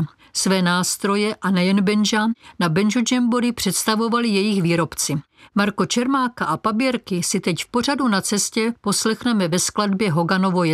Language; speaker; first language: Czech; native; Czech